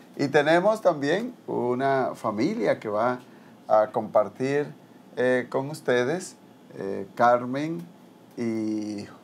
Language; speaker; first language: Spanish; native; Spanish